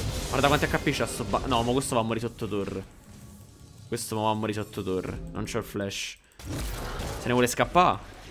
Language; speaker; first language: Italian; native; Italian